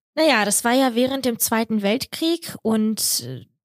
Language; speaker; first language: German; early bilingual, other home language; Russian